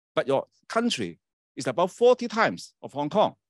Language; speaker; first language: English; non-native, local second language; Chinese